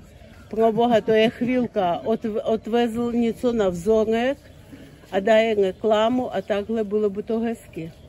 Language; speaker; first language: Czech; non-native, fluent; Ukrainian